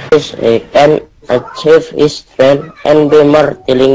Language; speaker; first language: English; non-native, local second language; Indonesian